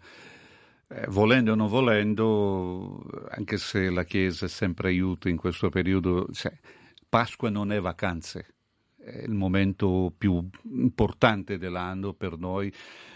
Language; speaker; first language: Italian; non-native, fluent; Portuguese